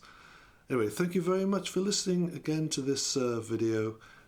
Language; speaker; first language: English; native; English